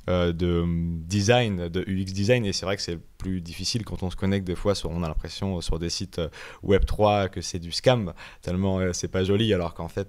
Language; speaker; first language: French; native; French